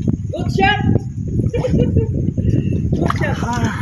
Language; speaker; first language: English; non-native, learner; Filipino